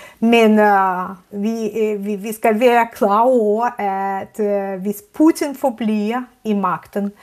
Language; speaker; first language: Danish; non-native, fluent; Azerbaijani